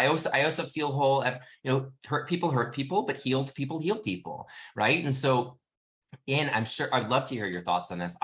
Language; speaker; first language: English; native; English